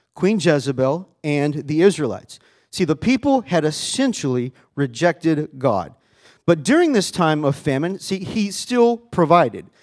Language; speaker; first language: English; native; English